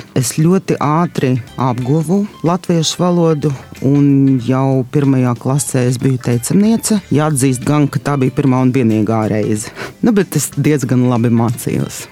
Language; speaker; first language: Latvian; non-native, local second language; Russian